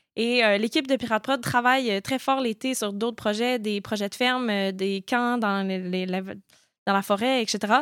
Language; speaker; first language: French; native; French